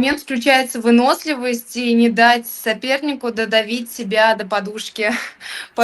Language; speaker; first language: Russian; native; Russian